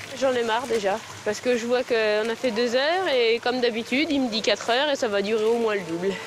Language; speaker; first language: French; native; French